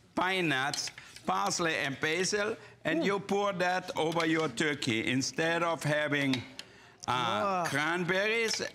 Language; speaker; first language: English; non-native, fluent; German